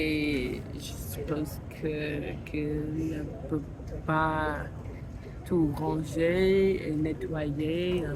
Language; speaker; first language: French; non-native, fluent; English